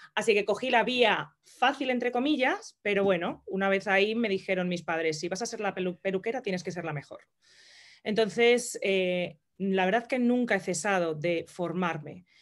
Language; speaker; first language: Spanish; native; Spanish